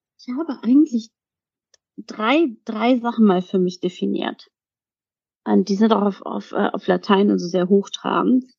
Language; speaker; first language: German; early bilingual, other home language; Polish